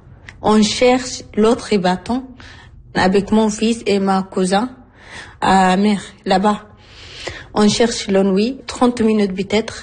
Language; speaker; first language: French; non-native, learner; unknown